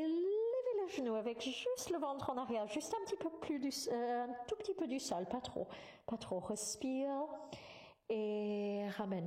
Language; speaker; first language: French; non-native, fluent; English